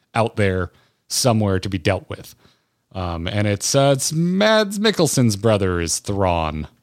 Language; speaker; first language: English; native; English